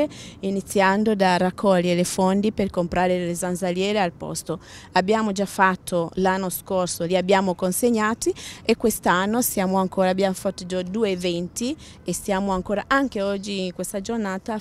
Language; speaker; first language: Italian; non-native, fluent; Swahili